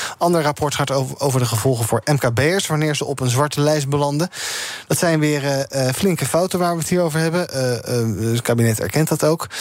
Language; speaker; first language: Dutch; native; Dutch